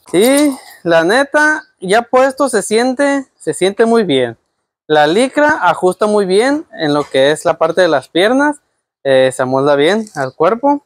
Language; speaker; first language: Spanish; native; Spanish